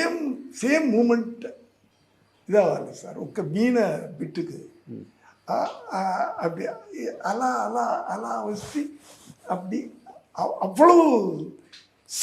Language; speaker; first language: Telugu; non-native, learner; Tamil